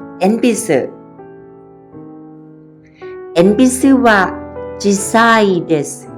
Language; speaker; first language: Japanese; non-native, fluent; Thai